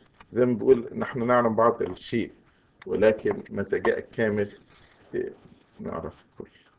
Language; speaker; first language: Arabic; native; Arabic